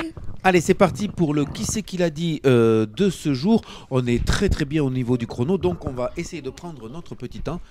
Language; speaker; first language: French; native; French